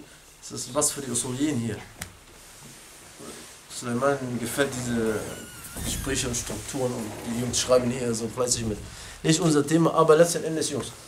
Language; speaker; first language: German; non-native, fluent; Arabic